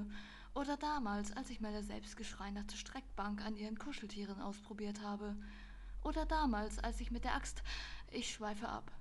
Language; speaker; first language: German; native; German